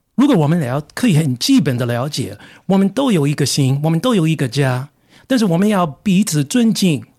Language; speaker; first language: Chinese; non-native, fluent; English